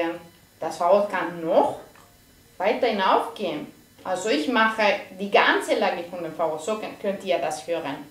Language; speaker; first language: German; non-native, fluent; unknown